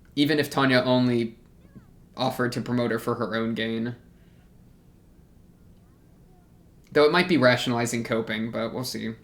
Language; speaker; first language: English; native; English